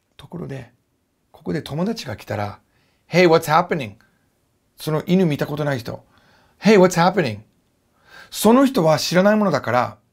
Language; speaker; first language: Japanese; non-native, fluent; English